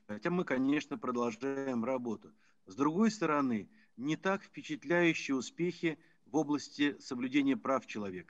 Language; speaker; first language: Russian; native; Russian